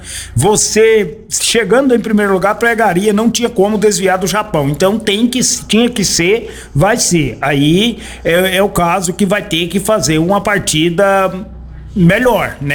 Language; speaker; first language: Portuguese; native; Portuguese